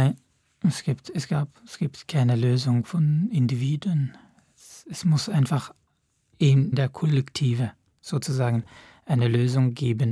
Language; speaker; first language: German; non-native, fluent; Arabic